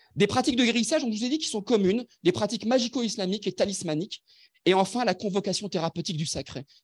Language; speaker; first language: French; non-native, local second language; Arabic